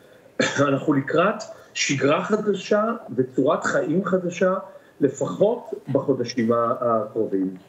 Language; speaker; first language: Hebrew; native; Hebrew